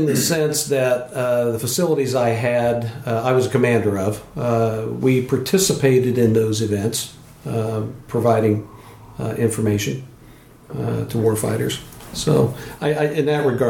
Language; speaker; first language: English; native; English